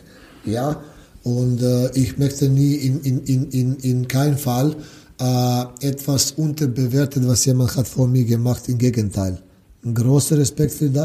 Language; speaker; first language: German; non-native, learner; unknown